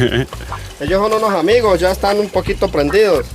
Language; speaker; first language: Spanish; native; Spanish